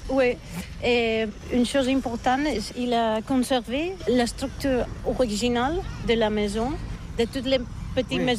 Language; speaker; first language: French; non-native, learner; Catalan